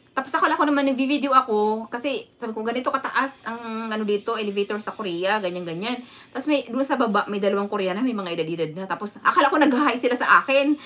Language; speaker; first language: Filipino; non-native, local second language; Cebuano